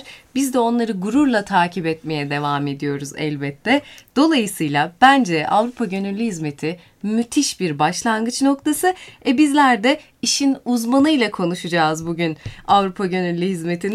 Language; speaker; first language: Turkish; native; Turkish